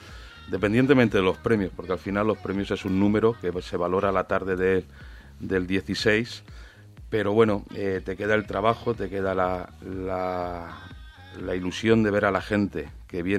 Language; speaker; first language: Spanish; native; Spanish